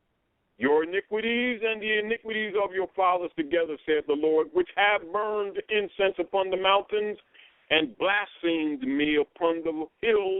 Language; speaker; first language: English; native; English